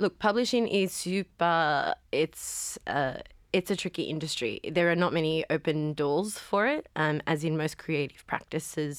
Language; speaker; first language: English; native; English